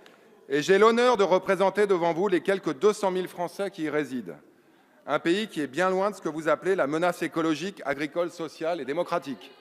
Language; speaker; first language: French; native; French